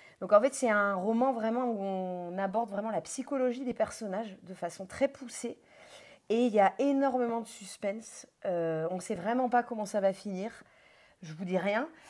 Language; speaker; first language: French; native; French